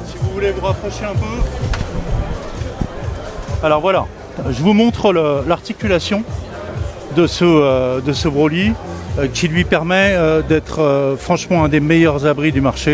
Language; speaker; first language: French; native; French